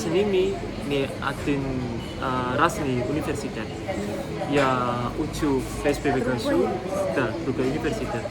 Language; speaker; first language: Russian; non-native, learner; Indonesian